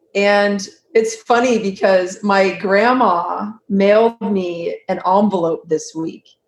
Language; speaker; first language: English; native; English